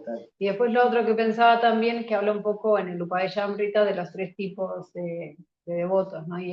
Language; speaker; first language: Spanish; native; Spanish